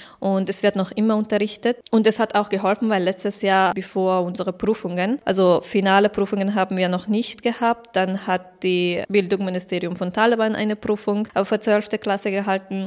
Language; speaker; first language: German; non-native, fluent; Persian